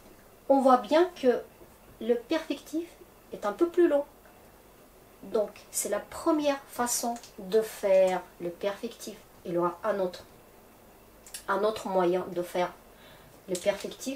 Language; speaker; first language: French; non-native, fluent; Russian